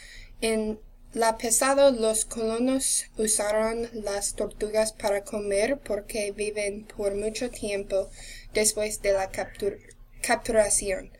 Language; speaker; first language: Spanish; non-native, learner; English